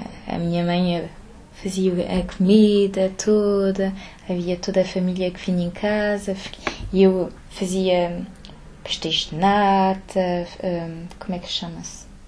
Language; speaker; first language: Portuguese; early bilingual, heritage; French